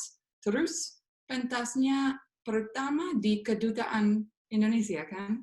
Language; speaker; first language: Indonesian; non-native, fluent; English